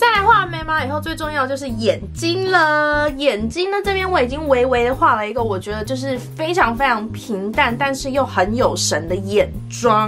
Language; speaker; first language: Chinese; native; Chinese